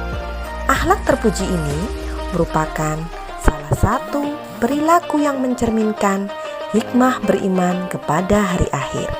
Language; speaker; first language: Indonesian; native; Indonesian